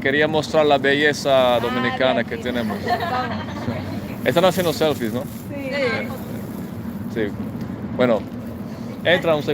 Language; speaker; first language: Spanish; non-native, fluent; English